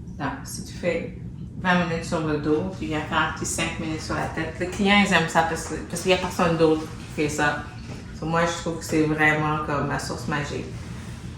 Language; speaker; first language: French; native; French